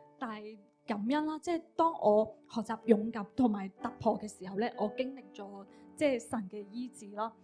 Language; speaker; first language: Cantonese; early bilingual, other home language; Min Nan Chinese